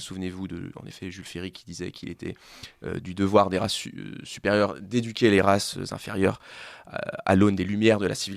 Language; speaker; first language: French; native; French